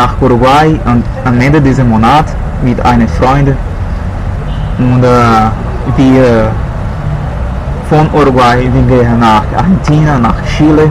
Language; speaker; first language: German; non-native, learner; Portuguese